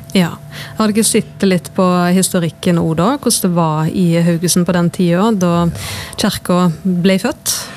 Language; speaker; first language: Norwegian; native; Norwegian